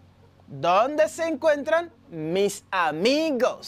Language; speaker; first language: Spanish; non-native, fluent; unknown